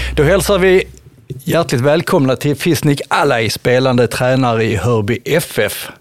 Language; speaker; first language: Swedish; native; Swedish